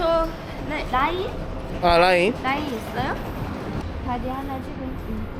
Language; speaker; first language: Korean; non-native, learner; Japanese